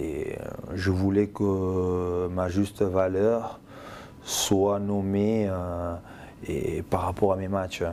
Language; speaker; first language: French; non-native, fluent; Spanish